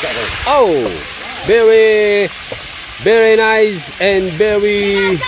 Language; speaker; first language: English; non-native, learner; Filipino